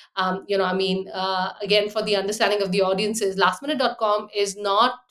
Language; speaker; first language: English; non-native, fluent; Hindi